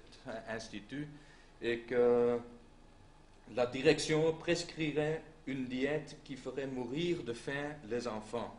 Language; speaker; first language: French; non-native, local second language; Dutch